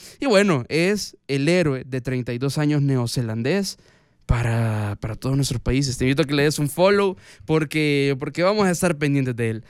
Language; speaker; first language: Spanish; native; Spanish